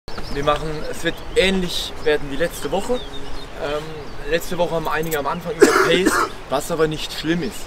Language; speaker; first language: German; native; German